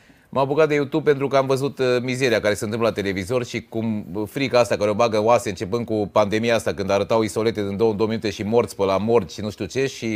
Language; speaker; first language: Romanian; native; Romanian